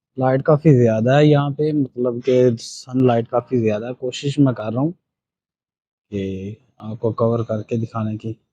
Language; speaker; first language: Urdu; non-native, local second language; Punjabi